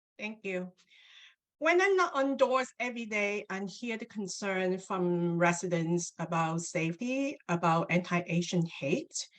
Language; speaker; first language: English; non-native, local second language; Cantonese